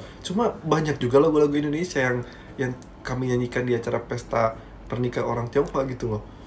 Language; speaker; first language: Indonesian; native; Indonesian